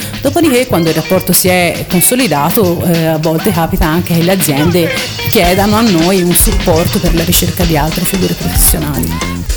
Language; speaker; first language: Italian; native; Italian